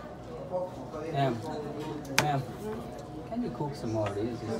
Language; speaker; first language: English; non-native, learner; Thai